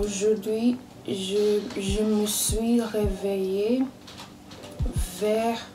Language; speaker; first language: French; non-native, learner; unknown